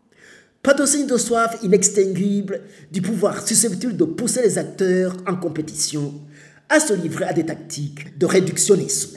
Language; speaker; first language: French; non-native, local second language; Rundi